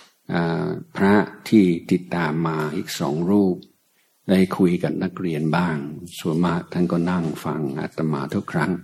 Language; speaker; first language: Thai; native; Thai